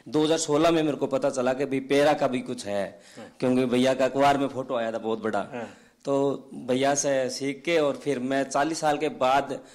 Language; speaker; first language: Hindi; native; Hindi